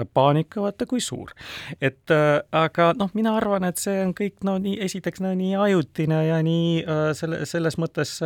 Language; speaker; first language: Estonian; non-native, local second language; Russian